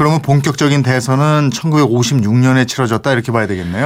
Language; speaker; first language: Korean; native; Korean